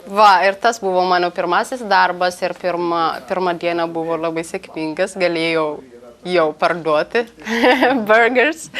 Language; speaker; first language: Lithuanian; non-native, learner; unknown